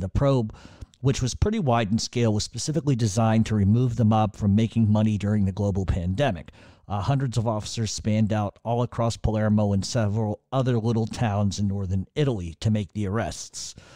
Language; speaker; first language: English; native; English